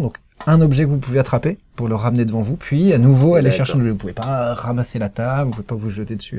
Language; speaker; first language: French; native; French